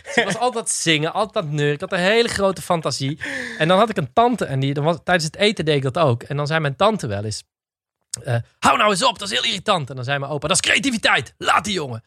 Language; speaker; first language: Dutch; native; Dutch